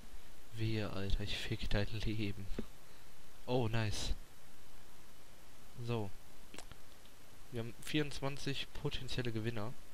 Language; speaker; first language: German; native; German